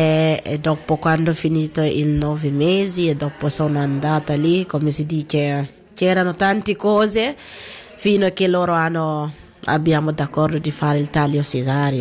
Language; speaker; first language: Italian; non-native, learner; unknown